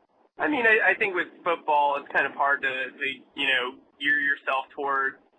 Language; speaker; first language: English; native; English